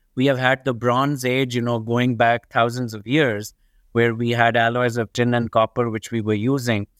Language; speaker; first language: English; non-native, local second language; Urdu